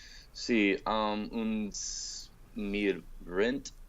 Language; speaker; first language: Spanish; non-native, learner; English